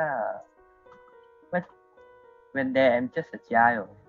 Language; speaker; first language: English; non-native, learner; Vietnamese